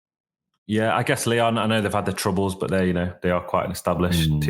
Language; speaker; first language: English; native; English